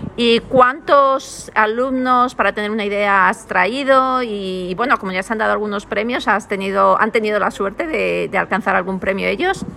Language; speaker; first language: Spanish; native; Spanish